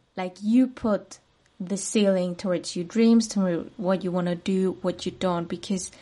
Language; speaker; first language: English; non-native, fluent; Spanish